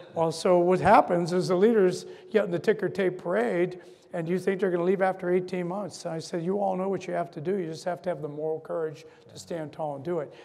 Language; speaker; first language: English; native; English